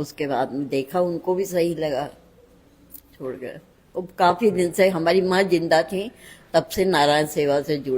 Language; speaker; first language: Hindi; native; Hindi